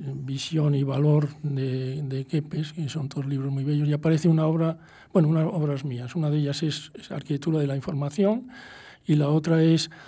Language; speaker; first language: Spanish; native; Spanish